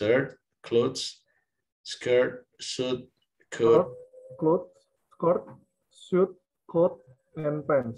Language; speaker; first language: English; non-native, fluent; Indonesian